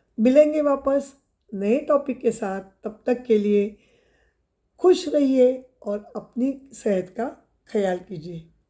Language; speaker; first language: Hindi; non-native, local second language; Marathi